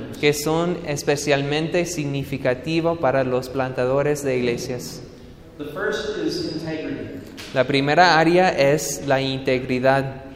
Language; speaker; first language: Spanish; non-native, fluent; English